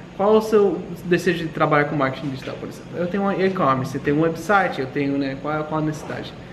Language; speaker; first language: Portuguese; non-native, fluent; English